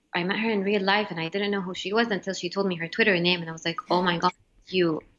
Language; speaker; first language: English; non-native, fluent; Arabic